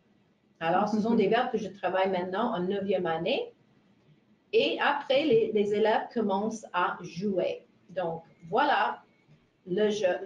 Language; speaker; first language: French; non-native, fluent; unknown